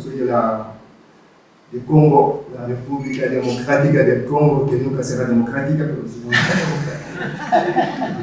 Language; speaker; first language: Spanish; non-native, fluent; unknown